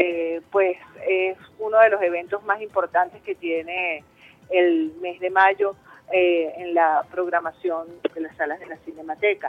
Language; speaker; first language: Spanish; native; Spanish